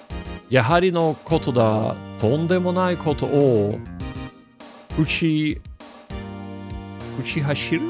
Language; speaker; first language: Japanese; non-native, learner; English